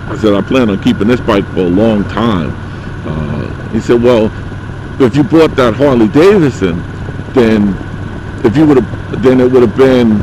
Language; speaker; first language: English; native; English